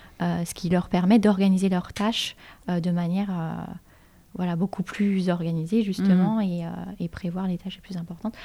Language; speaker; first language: French; native; French